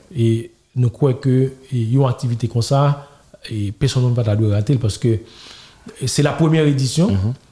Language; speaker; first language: French; non-native, local second language; Haitian Creole